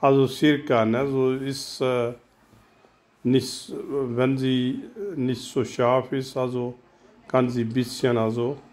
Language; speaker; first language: German; non-native, learner; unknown